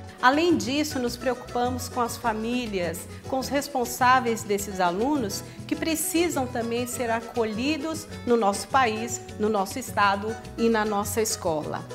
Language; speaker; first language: Portuguese; native; Portuguese